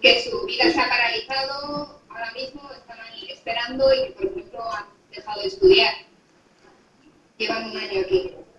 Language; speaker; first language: Spanish; native; Spanish